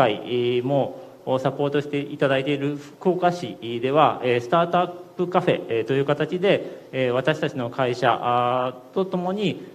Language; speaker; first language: Japanese; native; Japanese